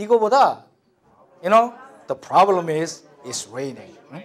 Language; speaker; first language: English; non-native, fluent; Korean